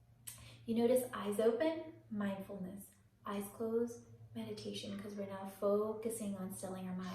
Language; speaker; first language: English; native; English